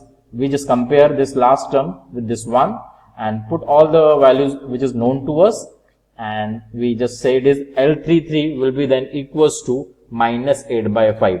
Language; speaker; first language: English; non-native, local second language; Hindi